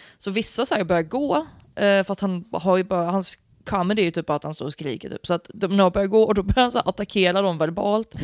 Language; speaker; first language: Swedish; native; Swedish